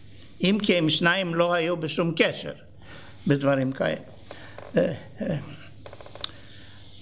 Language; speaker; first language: Hebrew; non-native, fluent; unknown